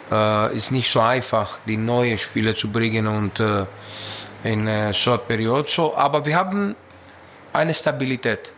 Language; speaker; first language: German; non-native, learner; Greek